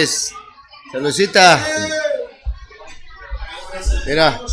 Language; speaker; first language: English; non-native, fluent; Spanish